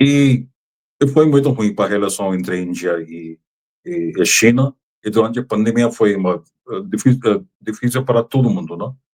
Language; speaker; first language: Portuguese; non-native, fluent; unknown